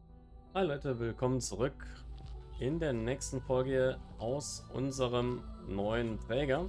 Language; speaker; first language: German; native; German